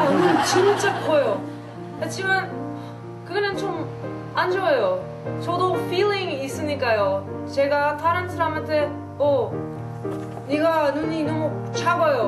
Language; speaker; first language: Korean; non-native, learner; Dutch